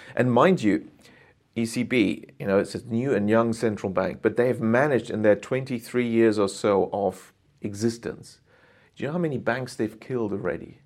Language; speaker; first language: English; non-native, fluent; German